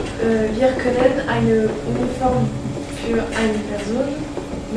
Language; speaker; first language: German; non-native, learner; French